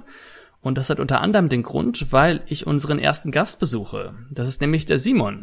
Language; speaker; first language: German; native; German